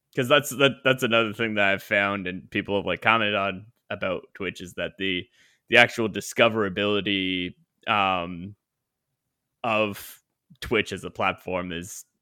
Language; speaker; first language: English; native; English